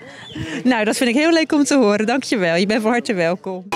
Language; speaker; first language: Dutch; native; Dutch